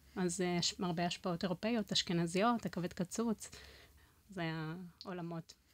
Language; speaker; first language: Hebrew; non-native, fluent; Spanish